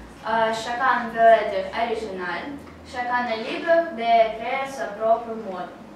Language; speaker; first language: French; non-native, learner; Russian